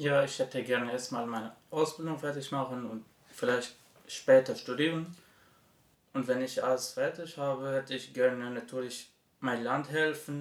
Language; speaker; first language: German; non-native, learner; Arabic